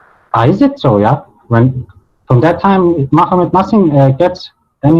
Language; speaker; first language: English; non-native, learner; Bosnian